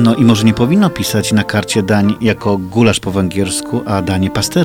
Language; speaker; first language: Polish; native; Polish